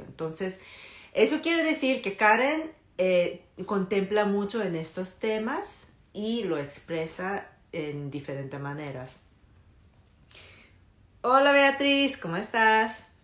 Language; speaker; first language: Spanish; non-native, fluent; Korean